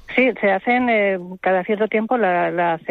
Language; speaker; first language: Spanish; native; Spanish